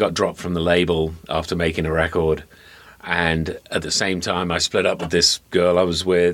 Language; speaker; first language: English; native; English